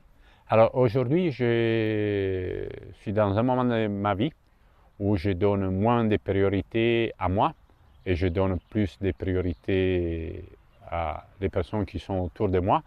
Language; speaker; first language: French; non-native, fluent; Italian